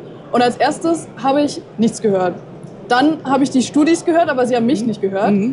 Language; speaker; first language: German; native; German